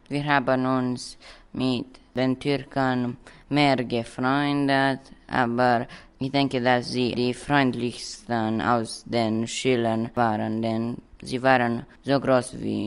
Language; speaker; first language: German; non-native, local second language; Romanian